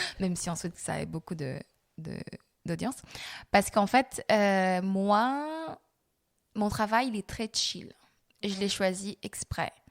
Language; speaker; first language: French; non-native, local second language; Lingala